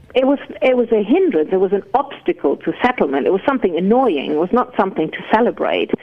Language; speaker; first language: English; non-native, fluent; German